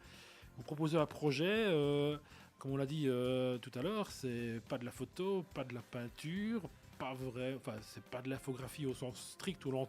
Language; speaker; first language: French; native; French